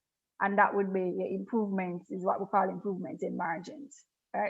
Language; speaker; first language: English; native; English